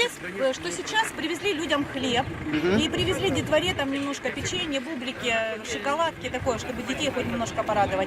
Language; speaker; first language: Russian; native; Russian